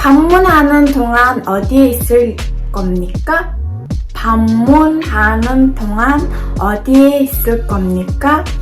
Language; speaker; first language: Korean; non-native, learner; Mongolian